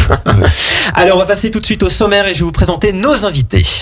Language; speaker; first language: French; native; French